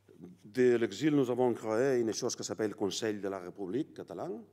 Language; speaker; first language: French; non-native, learner; Catalan